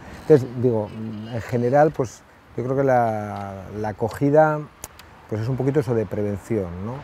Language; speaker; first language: Spanish; native; Spanish